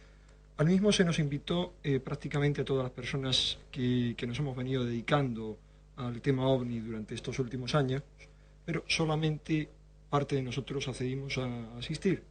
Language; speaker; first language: Spanish; native; Spanish